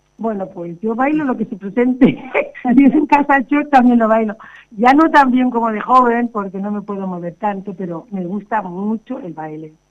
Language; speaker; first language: Spanish; non-native, local second language; Catalan